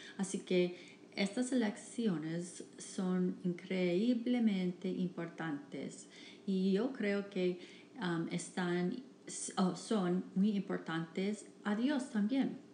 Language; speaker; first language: Spanish; non-native, fluent; English